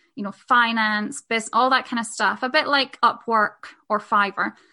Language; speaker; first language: English; native; English